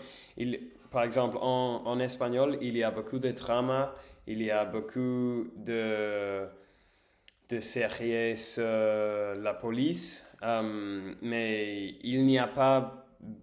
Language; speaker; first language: French; non-native, learner; English